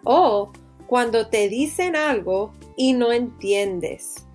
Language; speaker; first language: Spanish; non-native, fluent; English